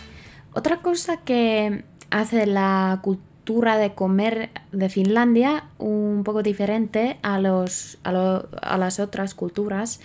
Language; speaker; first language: Spanish; non-native, fluent; Finnish